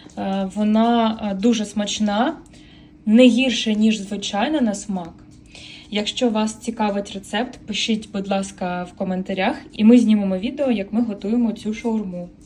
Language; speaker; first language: Ukrainian; non-native, local second language; Russian